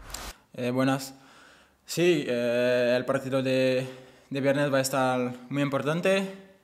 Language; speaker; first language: Spanish; non-native, fluent; French